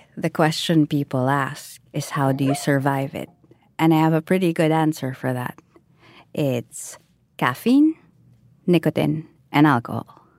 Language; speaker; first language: English; non-native, local second language; Filipino